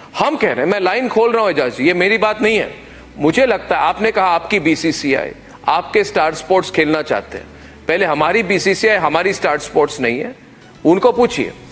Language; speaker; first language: Hindi; non-native, local second language; Assamese